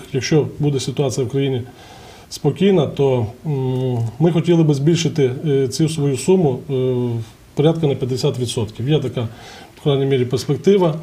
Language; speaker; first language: Ukrainian; native; Ukrainian